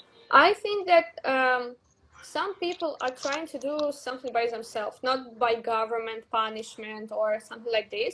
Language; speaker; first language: English; non-native, learner; Russian